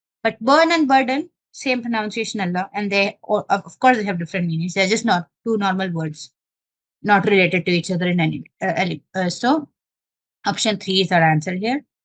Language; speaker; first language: English; non-native, local second language; Malayalam